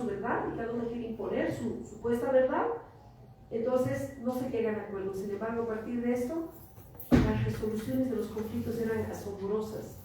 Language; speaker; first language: Spanish; native; Spanish